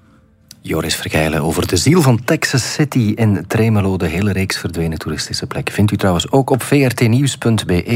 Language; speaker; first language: Dutch; native; Dutch